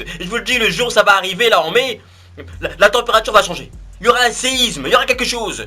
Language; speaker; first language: French; native; French